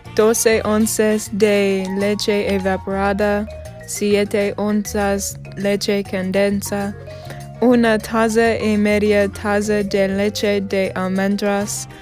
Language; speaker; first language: Spanish; non-native, learner; English